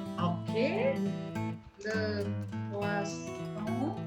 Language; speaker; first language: French; non-native, fluent; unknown